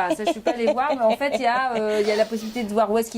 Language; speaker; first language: French; native; French